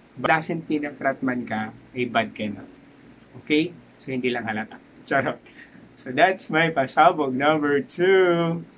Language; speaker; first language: Filipino; non-native, local second language; Cebuano